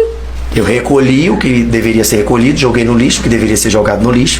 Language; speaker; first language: Portuguese; native; Portuguese